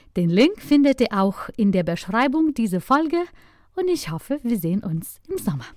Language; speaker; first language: German; non-native, fluent; Lithuanian